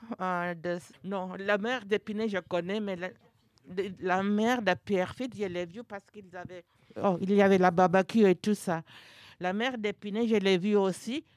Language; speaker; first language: French; non-native, fluent; English